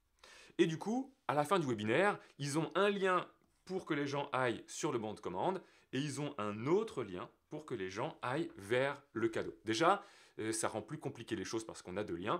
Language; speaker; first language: French; native; French